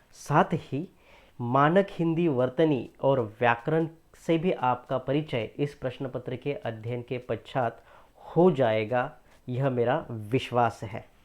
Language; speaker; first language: Hindi; non-native, local second language; Marathi